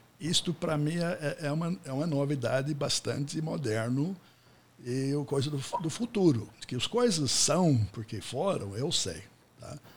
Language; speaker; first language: Portuguese; non-native, fluent; English